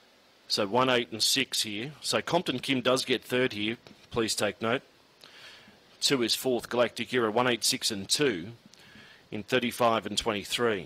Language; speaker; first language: English; native; English